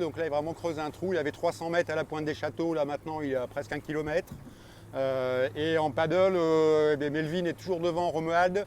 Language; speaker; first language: French; native; French